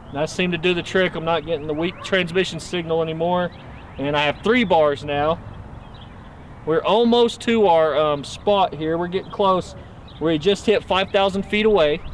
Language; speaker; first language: English; native; English